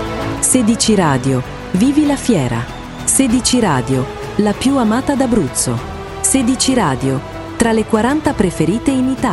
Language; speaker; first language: Italian; native; Italian